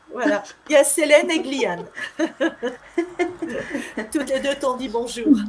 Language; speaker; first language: French; native; French